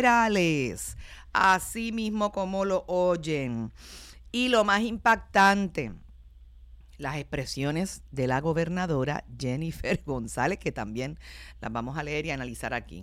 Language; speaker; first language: Spanish; native; Spanish